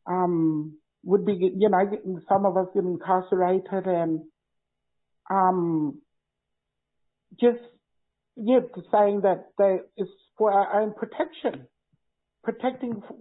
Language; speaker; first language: English; native; English